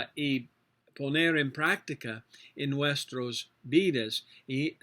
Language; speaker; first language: Spanish; non-native, learner; English